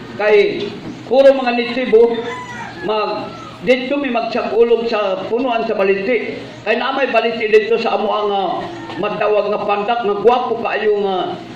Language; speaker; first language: Cebuano; non-native, local second language; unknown